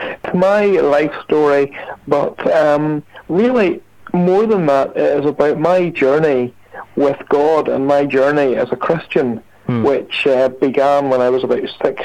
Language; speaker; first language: English; native; English